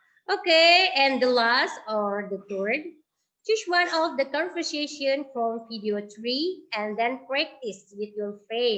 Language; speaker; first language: English; non-native, learner; Indonesian